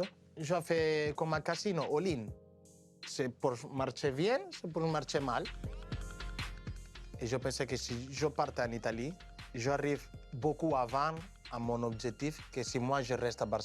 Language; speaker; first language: French; non-native, learner; Spanish